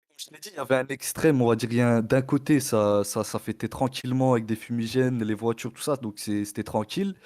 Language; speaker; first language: French; early bilingual, other home language; Arabic